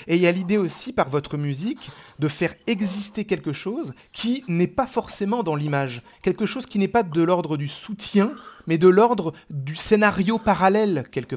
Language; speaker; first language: French; native; French